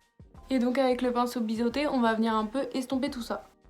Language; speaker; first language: French; native; French